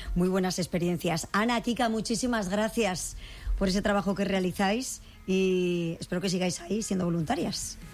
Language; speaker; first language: Spanish; native; Spanish